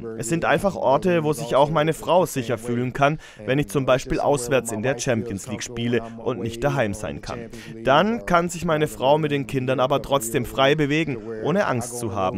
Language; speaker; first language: German; native; German